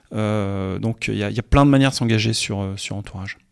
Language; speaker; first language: French; native; French